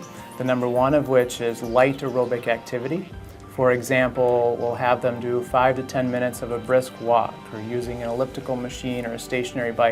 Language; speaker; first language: English; native; English